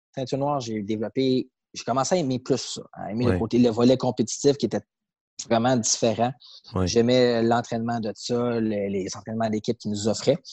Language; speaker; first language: French; native; French